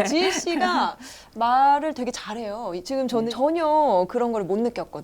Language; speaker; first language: Korean; native; Korean